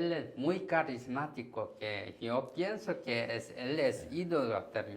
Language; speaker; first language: Spanish; non-native, learner; Korean